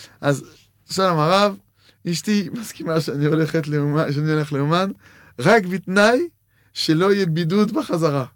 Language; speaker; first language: Hebrew; non-native, fluent; French